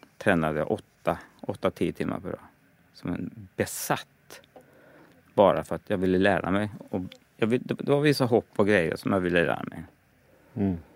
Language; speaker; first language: Swedish; native; Swedish